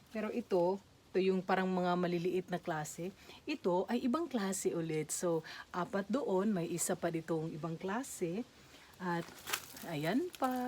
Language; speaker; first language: Filipino; native; Filipino